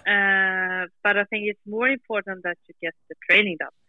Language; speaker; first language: English; non-native, fluent; Swedish